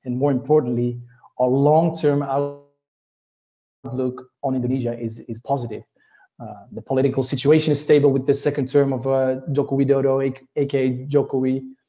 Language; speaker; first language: English; non-native, fluent; Dutch